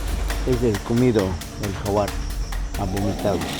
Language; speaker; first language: Spanish; non-native, local second language; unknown